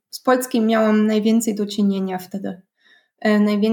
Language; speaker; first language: Polish; non-native, learner; German